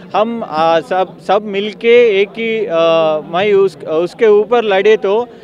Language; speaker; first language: Hindi; non-native, local second language; Telugu